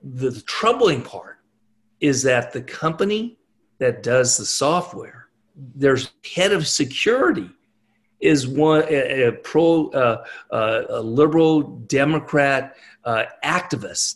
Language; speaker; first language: English; native; English